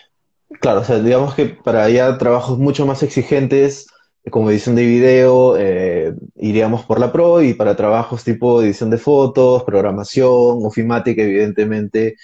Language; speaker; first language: Spanish; native; Spanish